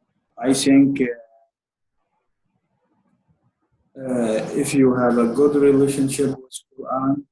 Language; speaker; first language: English; non-native, learner; Arabic